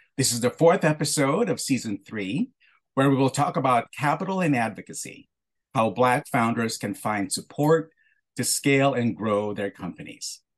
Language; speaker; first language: English; non-native, local second language; Filipino